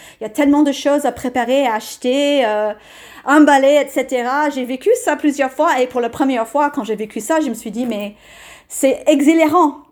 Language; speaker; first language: French; non-native, fluent; English